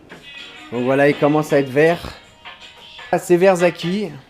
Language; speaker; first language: French; native; French